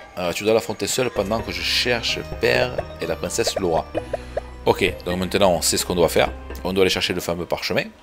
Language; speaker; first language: French; native; French